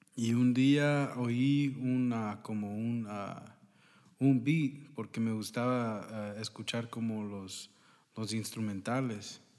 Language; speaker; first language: Spanish; early bilingual, heritage; Spanish